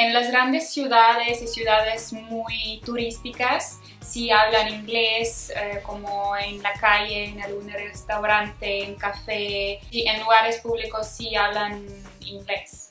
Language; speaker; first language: Spanish; non-native, fluent; Ukrainian